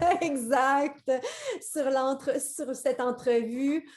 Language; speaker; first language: French; native; French